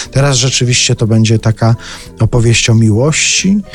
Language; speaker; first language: Polish; native; Polish